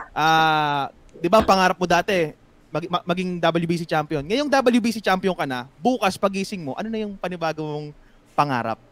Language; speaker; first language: Filipino; native; Filipino